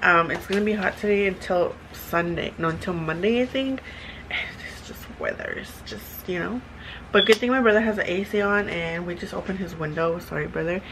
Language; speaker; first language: English; early bilingual, other home language; Spanish